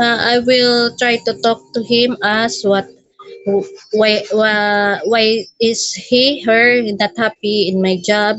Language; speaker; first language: English; non-native, local second language; Filipino